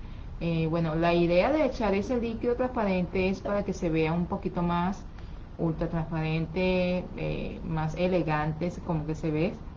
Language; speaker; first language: Spanish; non-native, fluent; Chinese